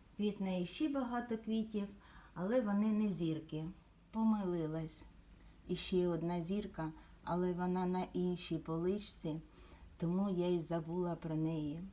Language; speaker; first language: Ukrainian; native; Ukrainian